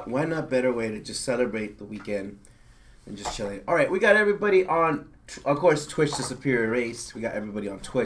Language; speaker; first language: English; native; English